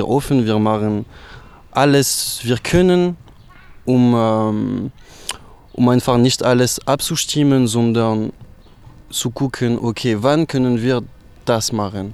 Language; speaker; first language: German; non-native, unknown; French